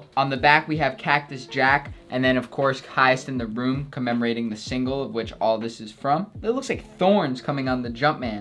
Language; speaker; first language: English; native; English